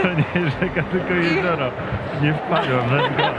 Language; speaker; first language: Polish; native; Polish